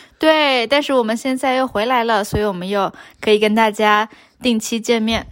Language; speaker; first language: Chinese; native; Chinese